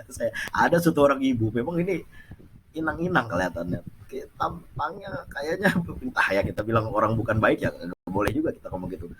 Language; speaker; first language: Indonesian; non-native, local second language; Achinese